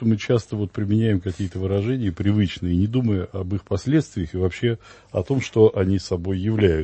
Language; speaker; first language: Russian; native; Russian